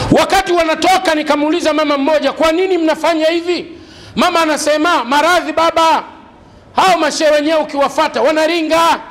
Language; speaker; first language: Swahili; native; Swahili